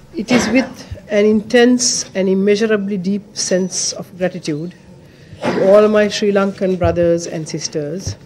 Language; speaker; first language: English; non-native, local second language; Sinhala